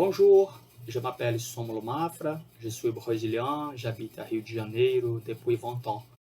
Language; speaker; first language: French; non-native, fluent; Portuguese